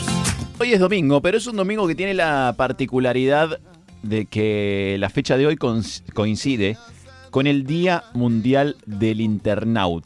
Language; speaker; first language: Spanish; native; Spanish